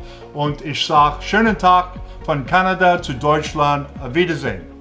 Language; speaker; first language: German; non-native, learner; English